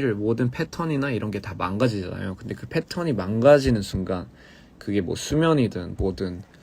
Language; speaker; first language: Korean; early bilingual, other home language; English